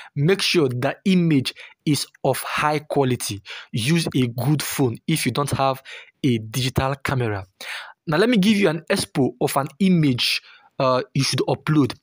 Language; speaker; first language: English; non-native, local second language; Igbo